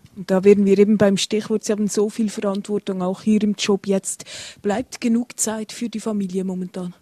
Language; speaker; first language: German; native; German